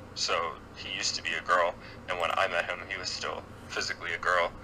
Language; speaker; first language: English; native; English